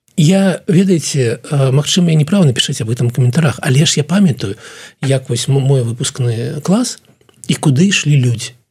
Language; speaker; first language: Belarusian; non-native, local second language; Russian